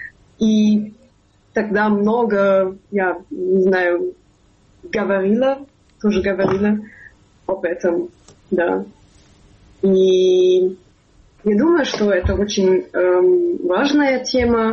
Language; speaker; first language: Russian; non-native, fluent; German